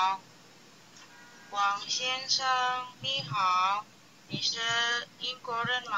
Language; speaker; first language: Chinese; non-native, learner; Indonesian